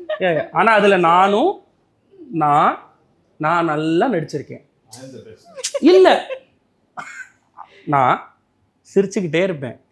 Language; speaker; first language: Tamil; native; Tamil